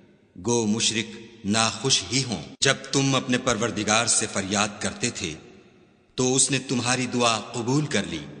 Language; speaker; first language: Urdu; native; Urdu